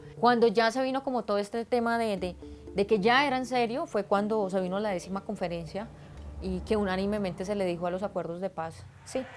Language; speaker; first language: Spanish; native; Spanish